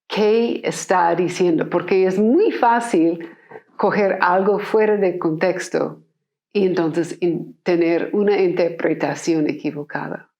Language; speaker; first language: Spanish; non-native, fluent; English